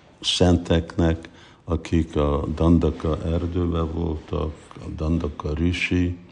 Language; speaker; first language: Hungarian; early bilingual, heritage; Hungarian